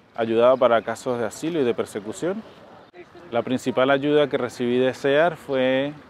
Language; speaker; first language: Spanish; native; Spanish